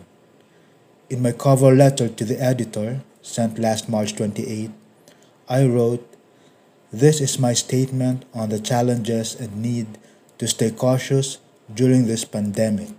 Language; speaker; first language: English; non-native, local second language; Filipino